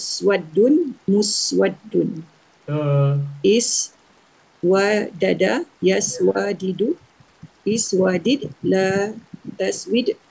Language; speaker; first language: Arabic; non-native, learner; Malay